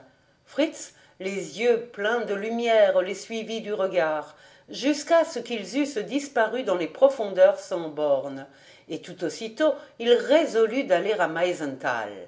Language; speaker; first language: French; native; French